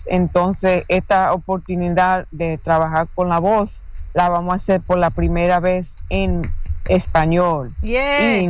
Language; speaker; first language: Spanish; non-native, fluent; English